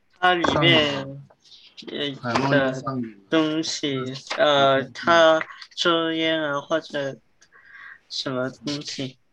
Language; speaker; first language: Chinese; early bilingual, heritage; Chinese